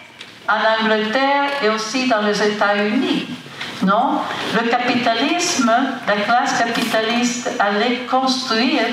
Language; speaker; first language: French; non-native, fluent; Italian